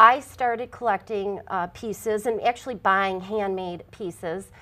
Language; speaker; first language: English; native; English